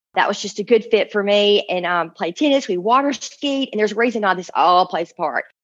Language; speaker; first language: English; native; English